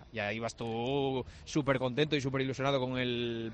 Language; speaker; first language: Spanish; native; Spanish